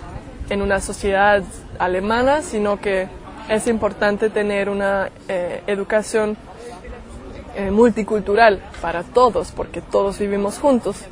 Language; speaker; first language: Spanish; non-native, fluent; German